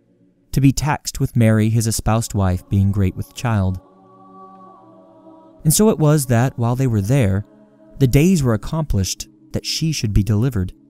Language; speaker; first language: English; native; English